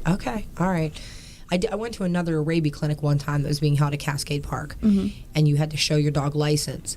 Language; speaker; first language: English; native; English